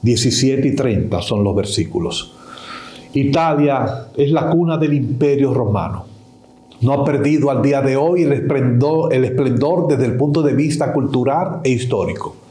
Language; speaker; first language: Spanish; native; Spanish